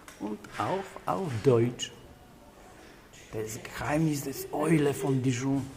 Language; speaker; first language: German; non-native, learner; Polish